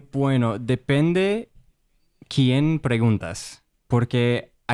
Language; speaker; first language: Spanish; non-native, fluent; English